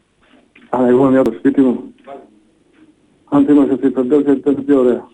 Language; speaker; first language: Greek; non-native, fluent; Bosnian